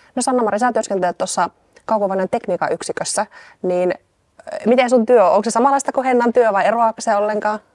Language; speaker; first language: Finnish; native; Finnish